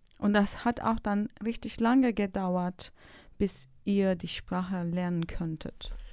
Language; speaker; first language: German; early bilingual, other home language; Turkish